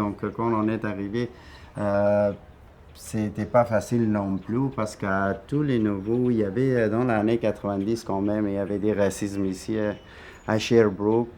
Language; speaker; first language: French; non-native, fluent; Persian